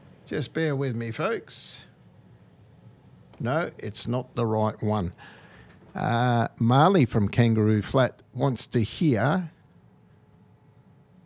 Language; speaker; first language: English; native; English